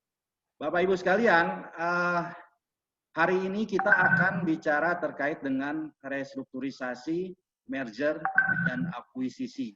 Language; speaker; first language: Indonesian; native; Indonesian